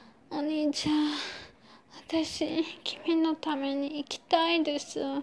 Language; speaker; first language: Japanese; non-native, learner; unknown